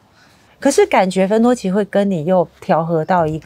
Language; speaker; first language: Chinese; native; Chinese